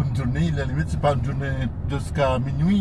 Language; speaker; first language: French; non-native, learner; Indonesian